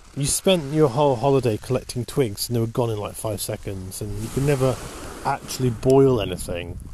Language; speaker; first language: English; native; English